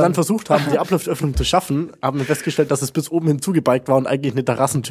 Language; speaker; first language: German; native; German